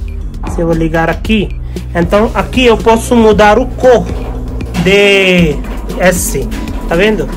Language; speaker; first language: Portuguese; non-native, fluent; Hindi